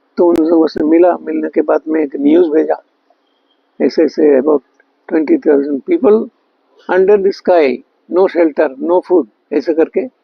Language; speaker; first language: Hindi; non-native, local second language; Bangla